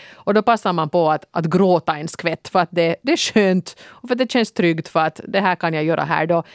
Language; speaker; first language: Swedish; native; Swedish